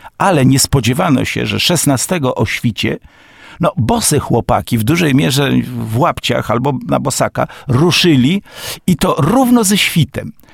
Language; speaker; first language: Polish; native; Polish